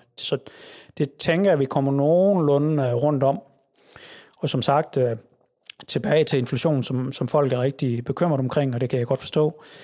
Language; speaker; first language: Danish; native; Danish